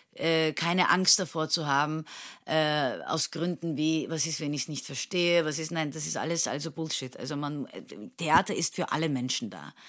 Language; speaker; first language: German; non-native, fluent; Turkish